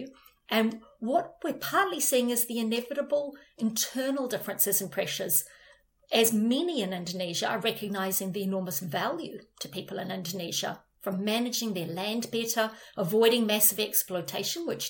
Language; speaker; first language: English; native; English